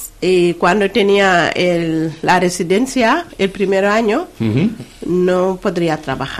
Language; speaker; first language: Spanish; non-native, learner; Wolof